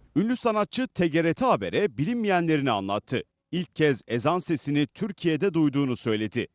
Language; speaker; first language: Turkish; native; Turkish